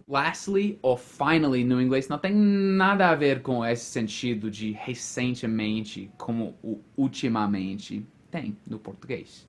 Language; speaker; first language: Portuguese; non-native, fluent; English